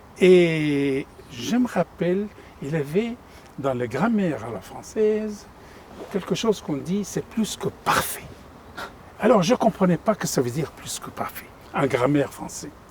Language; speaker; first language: French; non-native, fluent; Arabic